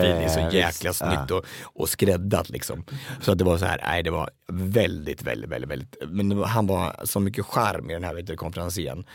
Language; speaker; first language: Swedish; native; Swedish